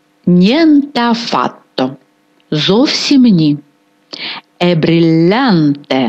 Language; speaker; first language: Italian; non-native, fluent; Ukrainian